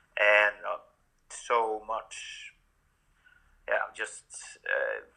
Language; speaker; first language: English; non-native, fluent; Norwegian